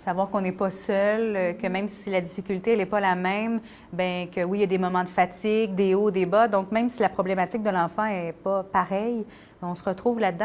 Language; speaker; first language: French; native; French